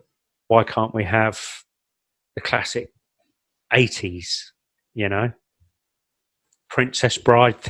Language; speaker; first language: English; native; English